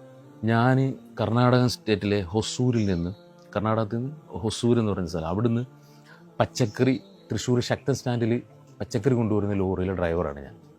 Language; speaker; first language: Malayalam; native; Malayalam